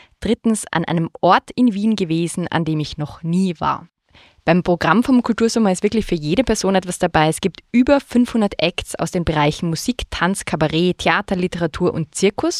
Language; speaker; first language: German; native; German